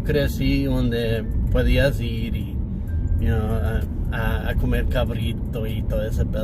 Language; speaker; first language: Spanish; early bilingual, heritage; English